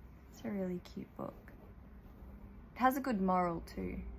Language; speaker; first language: English; early bilingual, other home language; Korean